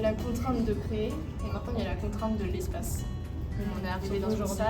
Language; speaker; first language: French; native; French